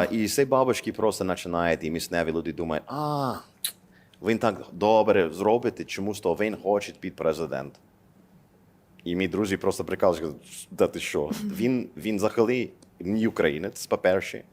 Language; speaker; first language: Ukrainian; non-native, learner; English